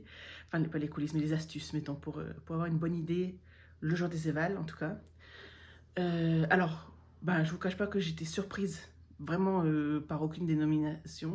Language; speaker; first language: French; native; French